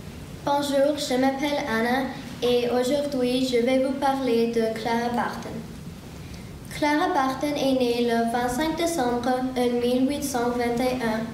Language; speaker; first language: French; non-native, learner; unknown